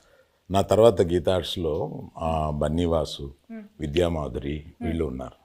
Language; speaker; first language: Telugu; native; Telugu